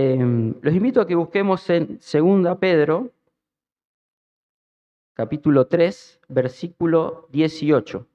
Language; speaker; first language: Spanish; native; Spanish